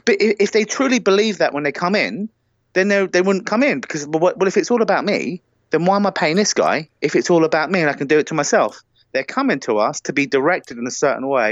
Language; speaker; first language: English; native; English